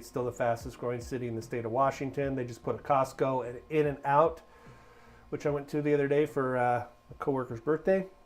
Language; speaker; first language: English; native; English